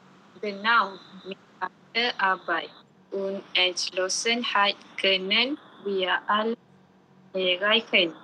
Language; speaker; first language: German; non-native, learner; Malay